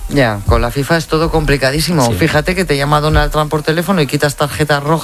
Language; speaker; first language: Spanish; native; Spanish